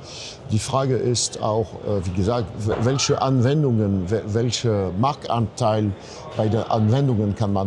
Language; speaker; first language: German; non-native, fluent; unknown